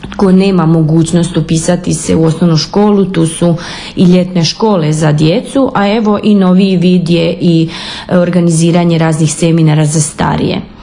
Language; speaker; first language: Croatian; non-native, local second language; Ukrainian